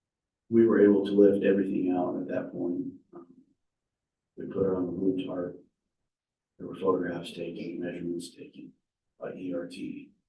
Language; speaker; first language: English; native; English